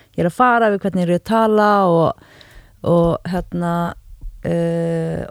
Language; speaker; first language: Icelandic; non-native, fluent; Arabic